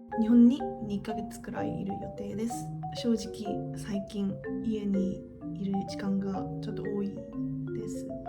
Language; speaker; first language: Japanese; non-native, learner; English